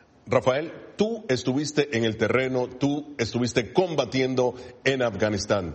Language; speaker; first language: Spanish; native; Spanish